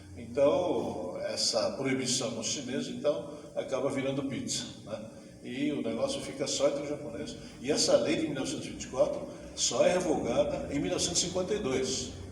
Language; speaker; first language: Portuguese; early bilingual, other home language; Japanese